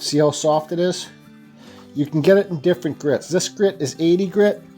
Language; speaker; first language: English; native; English